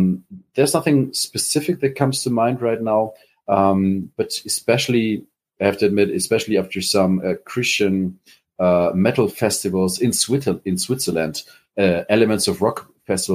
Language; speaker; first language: English; non-native, fluent; German